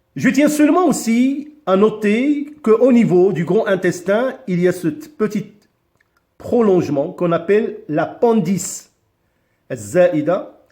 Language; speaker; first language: French; non-native, local second language; Arabic